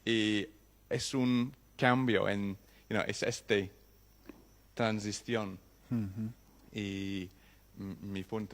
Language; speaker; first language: Spanish; non-native, learner; English